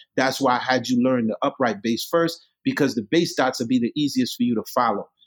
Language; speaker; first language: English; early bilingual, other home language; Haitian Creole